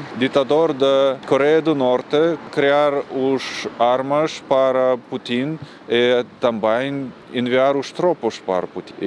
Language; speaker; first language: Portuguese; non-native, learner; Russian